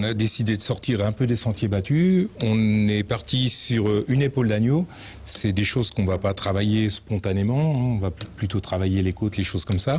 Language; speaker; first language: French; native; French